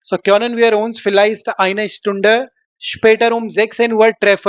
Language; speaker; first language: German; non-native, fluent; Hindi